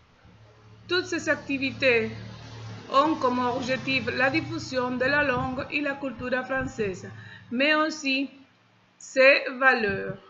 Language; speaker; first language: French; non-native, fluent; Spanish